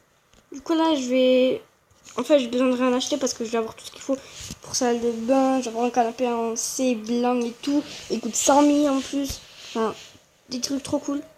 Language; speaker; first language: French; native; French